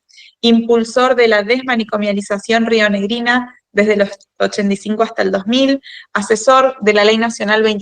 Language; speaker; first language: Spanish; native; Spanish